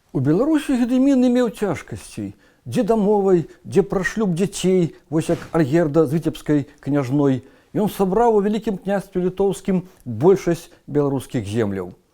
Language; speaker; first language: Belarusian; native; Belarusian